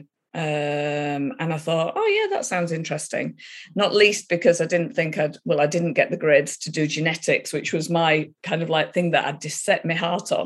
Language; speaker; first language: English; native; English